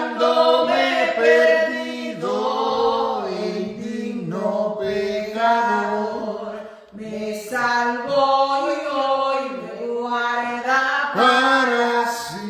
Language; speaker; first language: Spanish; native; Spanish